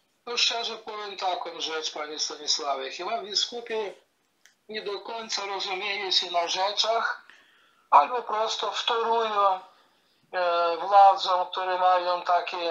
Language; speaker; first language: Polish; early bilingual, heritage; Polish